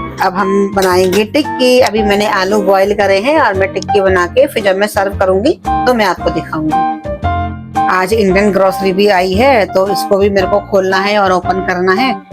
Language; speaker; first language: Hindi; native; Hindi